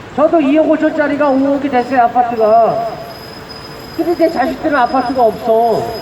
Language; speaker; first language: Korean; native; Korean